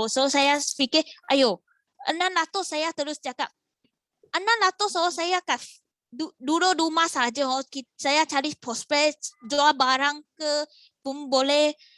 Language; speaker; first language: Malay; non-native, local second language; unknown